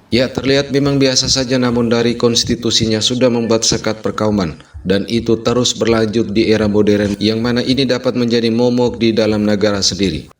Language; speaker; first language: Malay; native; Malay